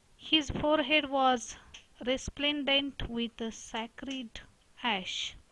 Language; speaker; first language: English; non-native, local second language; Marathi